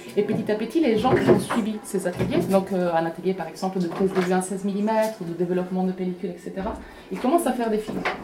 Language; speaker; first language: French; non-native, fluent; Italian